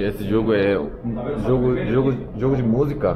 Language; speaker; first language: Portuguese; non-native, learner; Korean